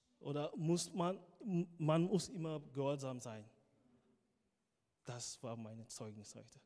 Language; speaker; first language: German; non-native, fluent; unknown